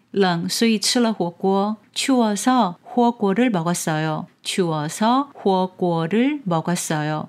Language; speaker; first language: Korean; non-native, fluent; Chinese